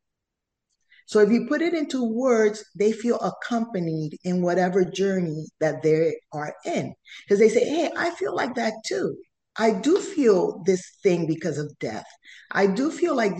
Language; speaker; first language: English; non-native, fluent; Spanish